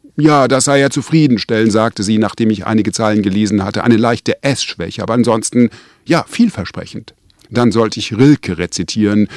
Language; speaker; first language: German; native; German